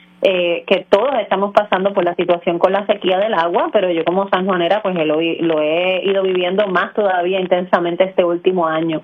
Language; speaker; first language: Spanish; native; Spanish